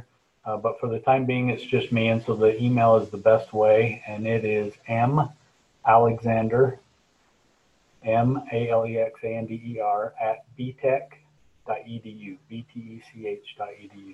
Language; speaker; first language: English; native; English